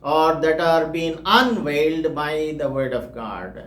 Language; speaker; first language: English; non-native, local second language; Telugu